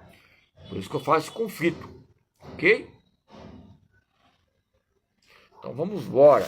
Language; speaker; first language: Portuguese; native; Portuguese